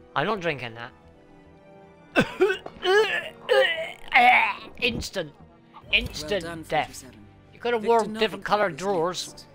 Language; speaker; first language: English; native; English